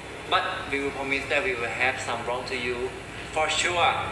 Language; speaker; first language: English; non-native, learner; Thai